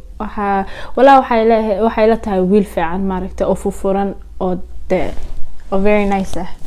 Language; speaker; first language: Somali; early bilingual, heritage; Somali